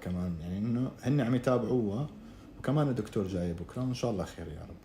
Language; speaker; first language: Arabic; native; Arabic